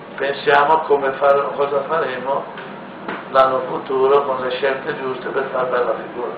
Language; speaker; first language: Italian; native; Italian